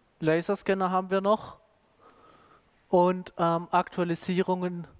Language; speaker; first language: German; native; German